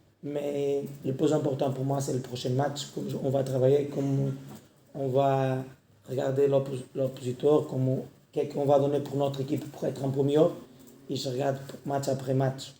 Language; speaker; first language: French; non-native, learner; Portuguese